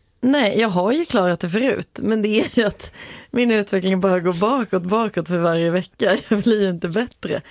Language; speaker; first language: Swedish; native; Swedish